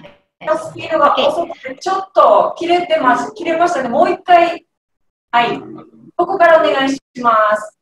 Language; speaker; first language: Japanese; native; Japanese